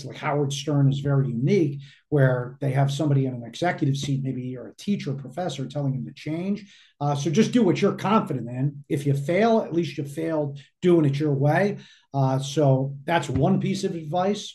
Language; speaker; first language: English; native; English